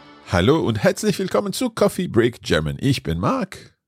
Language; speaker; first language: German; non-native, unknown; English